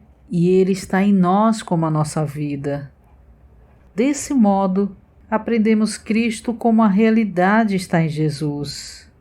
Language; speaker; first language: Portuguese; native; Portuguese